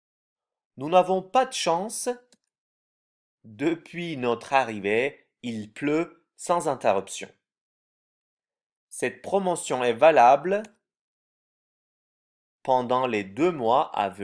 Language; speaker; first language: French; non-native, fluent; Turkish